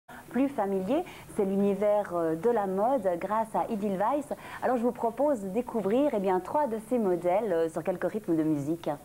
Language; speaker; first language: French; native; French